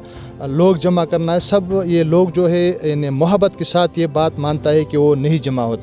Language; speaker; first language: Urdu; non-native, local second language; Pashto